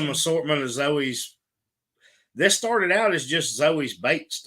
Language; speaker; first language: English; native; English